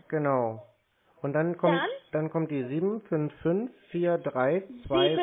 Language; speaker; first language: German; native; German